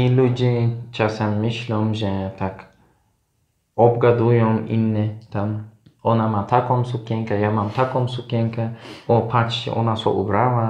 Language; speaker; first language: Polish; non-native, learner; Turkish